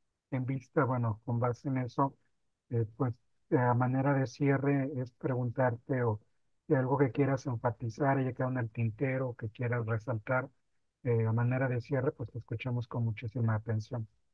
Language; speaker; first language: Spanish; native; Spanish